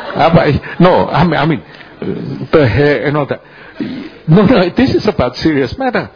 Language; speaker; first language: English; non-native, fluent; Indonesian